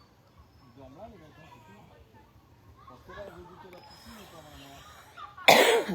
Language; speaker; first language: French; native; French